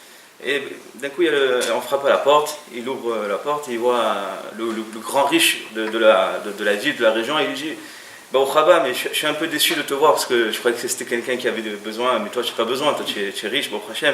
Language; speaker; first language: French; native; French